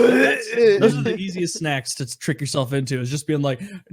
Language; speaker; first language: English; native; English